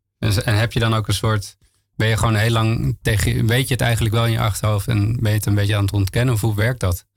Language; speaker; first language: Dutch; native; Dutch